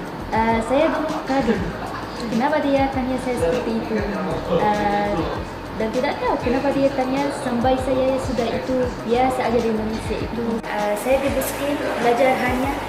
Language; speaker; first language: Indonesian; non-native, learner; Arabic